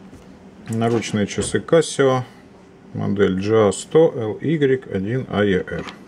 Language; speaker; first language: Russian; native; Russian